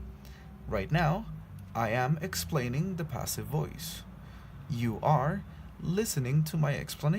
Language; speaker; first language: English; non-native, fluent; Spanish